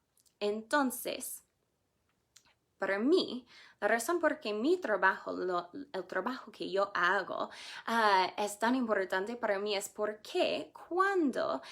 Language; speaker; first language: Spanish; non-native, fluent; English